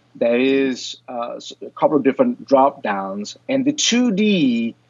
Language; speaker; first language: English; non-native, fluent; Danish